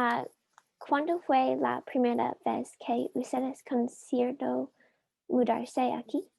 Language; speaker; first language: Spanish; non-native, learner; English